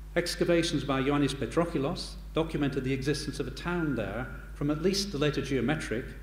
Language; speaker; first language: English; native; English